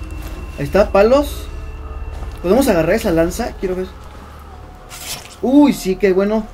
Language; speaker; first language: Spanish; native; Spanish